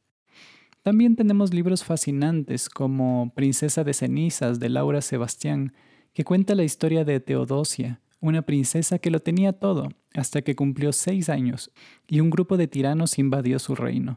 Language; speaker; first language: Spanish; native; Spanish